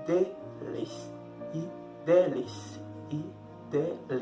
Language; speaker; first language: Portuguese; non-native, fluent; Haitian Creole